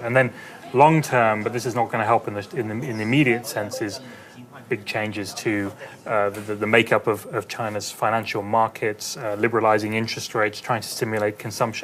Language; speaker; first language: English; native; English